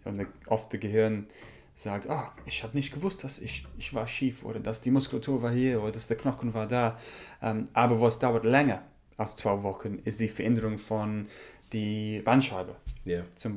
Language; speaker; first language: German; non-native, learner; English